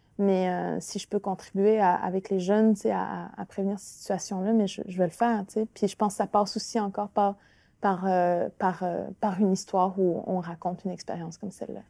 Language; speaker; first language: French; non-native, local second language; Innu-aimun